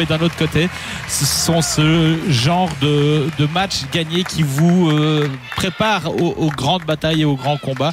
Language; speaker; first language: French; native; French